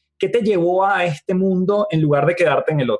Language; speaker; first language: Spanish; native; Spanish